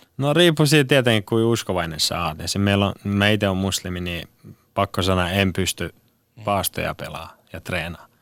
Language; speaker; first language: Finnish; non-native, fluent; Persian